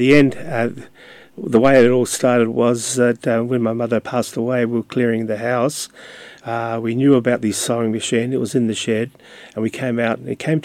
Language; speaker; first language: English; non-native, local second language; Ukrainian